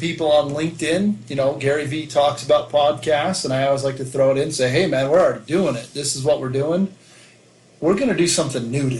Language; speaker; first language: English; native; English